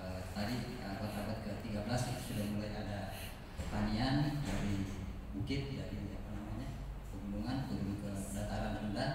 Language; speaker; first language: Indonesian; native; Indonesian